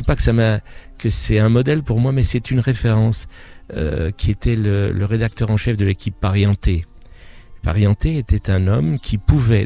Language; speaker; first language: French; native; French